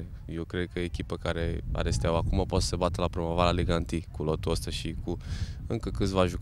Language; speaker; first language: Romanian; non-native, fluent; Portuguese